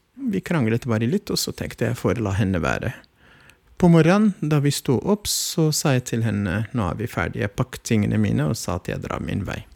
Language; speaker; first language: Norwegian; non-native, fluent; Arabic